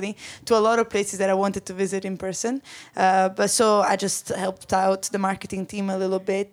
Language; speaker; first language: English; non-native, fluent; Italian